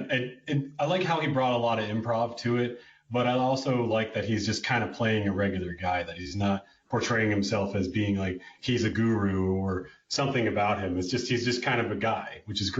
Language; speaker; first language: English; native; English